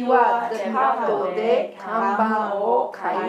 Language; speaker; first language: Japanese; non-native, learner; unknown